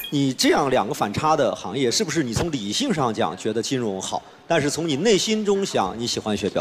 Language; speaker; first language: Chinese; native; Chinese